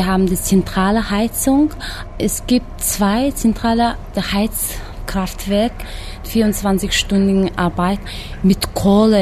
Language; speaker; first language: German; non-native, fluent; Mongolian